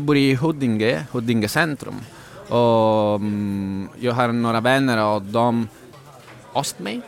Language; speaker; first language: Swedish; non-native, learner; Italian